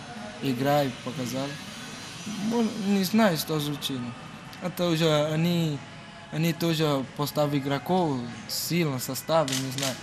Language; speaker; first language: Russian; non-native, learner; Portuguese